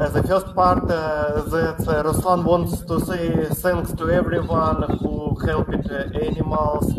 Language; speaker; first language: English; non-native, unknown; Ukrainian